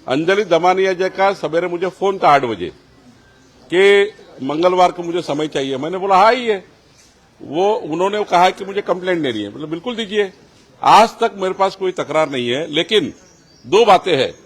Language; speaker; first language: Hindi; non-native, local second language; Marathi